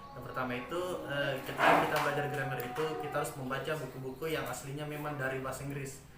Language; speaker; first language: Indonesian; native; Indonesian